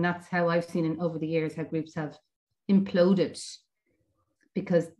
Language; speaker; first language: English; native; English